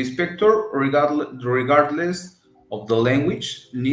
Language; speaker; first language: English; non-native, learner; Spanish